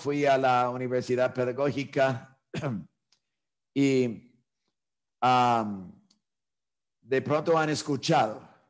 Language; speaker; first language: Spanish; non-native, fluent; English